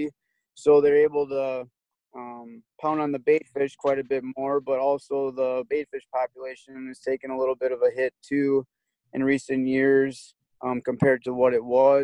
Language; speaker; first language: English; native; English